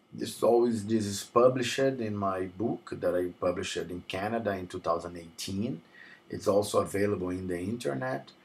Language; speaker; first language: English; non-native, fluent; Portuguese